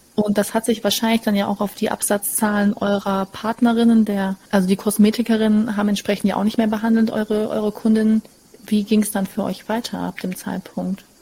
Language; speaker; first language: German; native; German